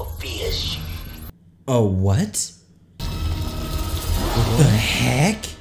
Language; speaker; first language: English; native; English